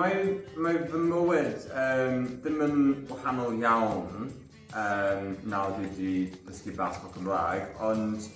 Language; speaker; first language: Welsh; non-native, learner; English